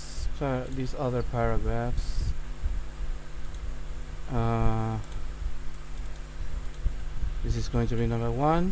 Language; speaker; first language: English; non-native, fluent; Spanish